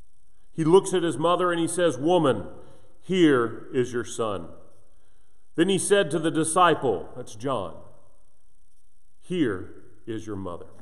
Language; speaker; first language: English; native; English